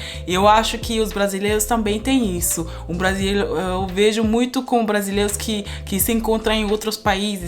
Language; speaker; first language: Portuguese; non-native, fluent; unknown